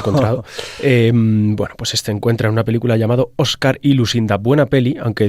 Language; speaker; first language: Spanish; native; Spanish